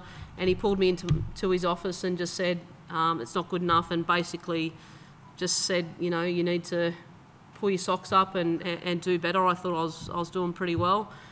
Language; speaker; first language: English; native; English